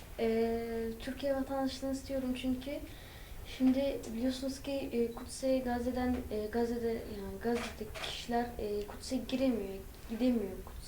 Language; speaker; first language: Turkish; early bilingual, other home language; Arabic